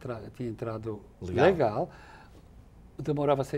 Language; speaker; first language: Portuguese; non-native, fluent; English